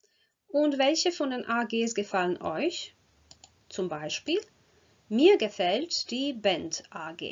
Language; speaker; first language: German; non-native, fluent; Croatian